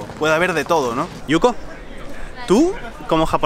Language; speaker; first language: Spanish; native; Spanish